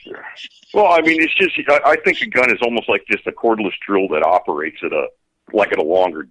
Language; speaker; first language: English; native; English